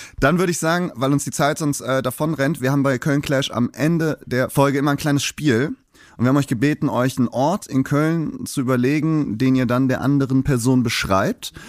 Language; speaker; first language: German; native; German